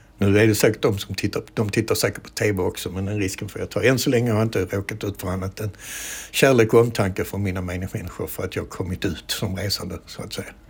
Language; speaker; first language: Swedish; native; Swedish